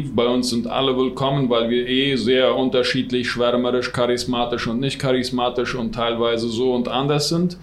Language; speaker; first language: German; non-native, local second language; Plautdietsch